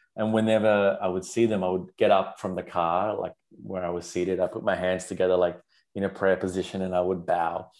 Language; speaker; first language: English; non-native, local second language; Sinhala